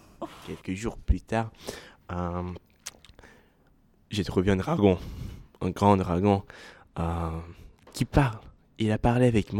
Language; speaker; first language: French; non-native, learner; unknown